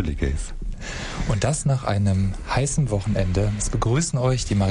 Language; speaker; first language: German; native; German